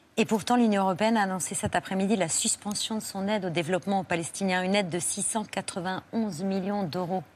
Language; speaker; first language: French; native; French